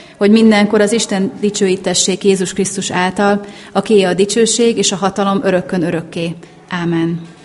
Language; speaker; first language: Hungarian; native; Hungarian